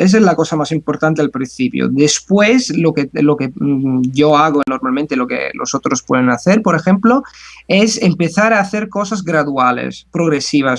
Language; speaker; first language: Spanish; non-native, fluent; Italian